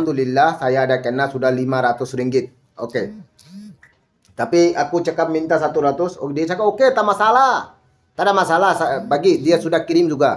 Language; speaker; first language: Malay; non-native, learner; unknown